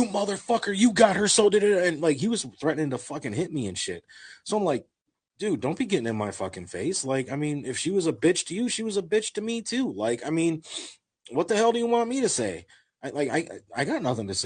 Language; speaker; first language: English; native; English